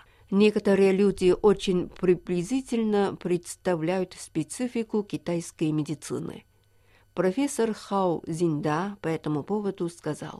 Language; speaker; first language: Russian; non-native, fluent; Chinese